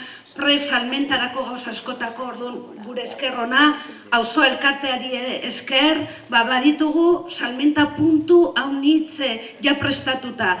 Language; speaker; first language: Basque; native; Basque